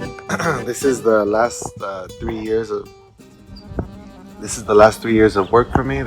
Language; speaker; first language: English; native; English